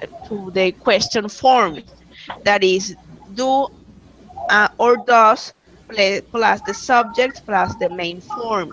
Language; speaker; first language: English; non-native, learner; Spanish